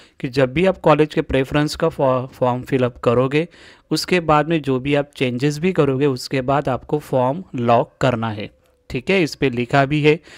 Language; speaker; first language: Hindi; non-native, local second language; Marathi